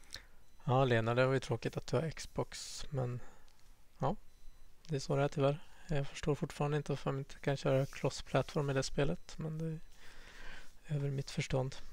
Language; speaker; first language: Swedish; native; Swedish